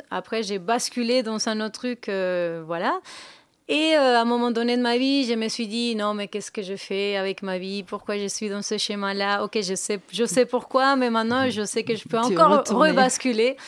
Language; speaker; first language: French; non-native, fluent; Spanish